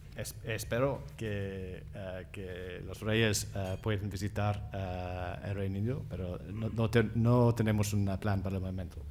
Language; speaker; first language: Spanish; non-native, fluent; English